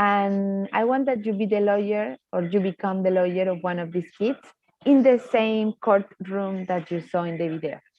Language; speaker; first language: English; non-native, fluent; Spanish